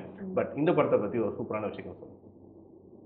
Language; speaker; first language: Tamil; native; Tamil